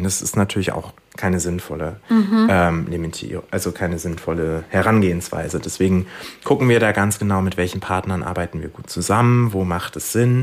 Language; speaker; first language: German; native; German